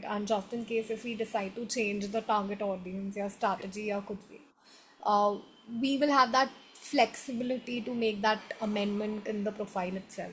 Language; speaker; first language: English; non-native, local second language; Hindi